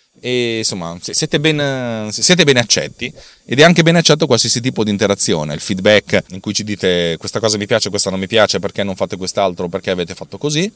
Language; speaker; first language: Italian; native; Italian